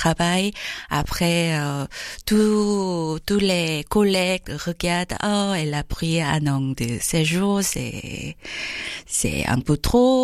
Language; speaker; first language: French; non-native, learner; Korean